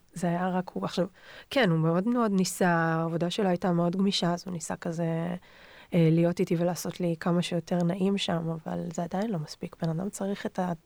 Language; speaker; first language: Hebrew; native; Hebrew